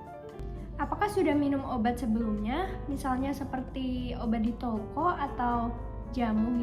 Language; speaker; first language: Indonesian; native; Indonesian